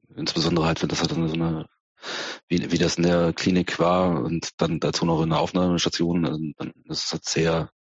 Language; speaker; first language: German; native; German